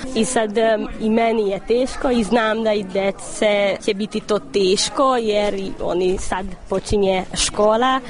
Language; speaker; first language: Serbian; non-native, local second language; Hungarian